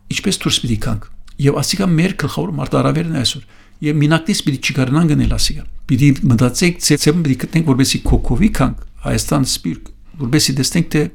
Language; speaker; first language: Armenian; native; Armenian